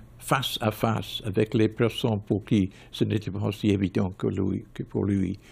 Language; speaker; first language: French; non-native, fluent; English